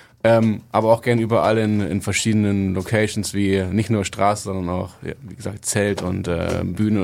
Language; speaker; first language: German; native; German